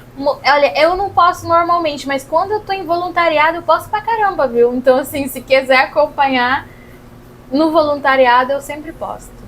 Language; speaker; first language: Portuguese; non-native, local second language; Kabuverdianu